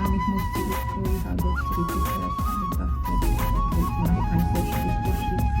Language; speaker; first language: German; non-native, learner; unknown